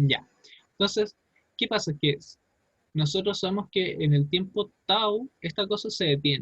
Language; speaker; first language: Spanish; native; Spanish